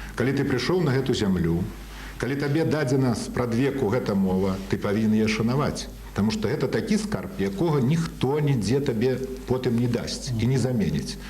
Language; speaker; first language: Belarusian; native; Belarusian